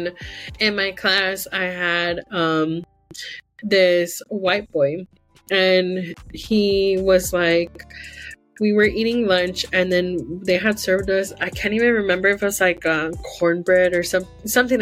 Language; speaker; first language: English; early bilingual, other home language; Spanish